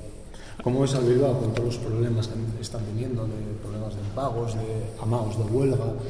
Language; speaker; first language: Spanish; native; Spanish